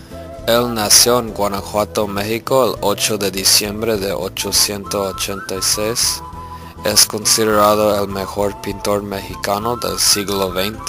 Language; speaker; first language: Spanish; non-native, learner; English